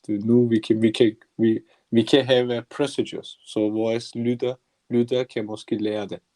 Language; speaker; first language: Danish; non-native, learner; Turkish